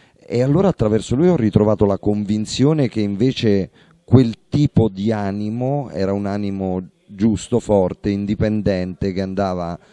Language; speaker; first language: Italian; native; Italian